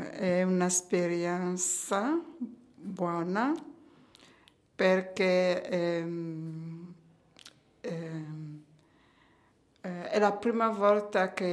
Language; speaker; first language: Italian; non-native, learner; French